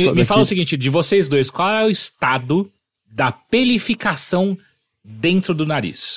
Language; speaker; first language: Portuguese; native; Portuguese